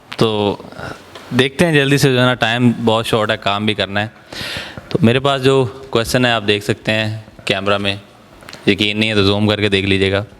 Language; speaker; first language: Urdu; non-native, local second language; Punjabi